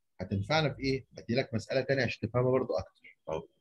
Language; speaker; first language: Arabic; native; Arabic